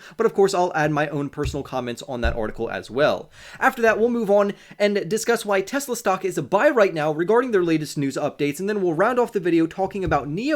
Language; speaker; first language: English; native; English